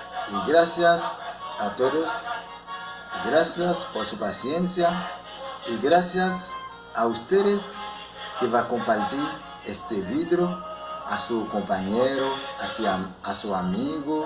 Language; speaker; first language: Spanish; non-native, learner; Haitian Creole